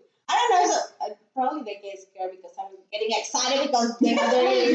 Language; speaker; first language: English; non-native, fluent; Spanish